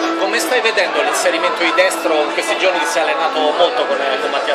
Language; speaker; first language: Italian; native; Italian